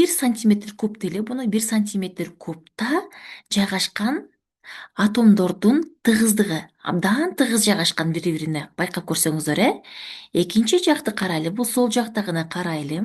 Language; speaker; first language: Kyrgyz; native; Kyrgyz